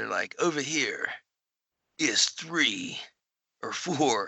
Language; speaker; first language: English; native; English